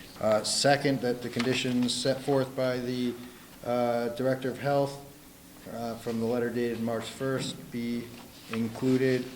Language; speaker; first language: English; native; English